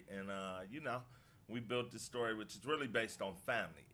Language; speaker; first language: English; native; English